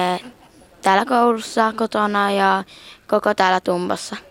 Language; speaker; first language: Finnish; early bilingual, heritage; Finnish